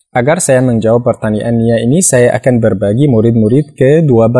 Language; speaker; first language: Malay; non-native, fluent; Arabic